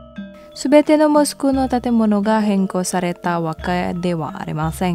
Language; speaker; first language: Japanese; non-native, fluent; Indonesian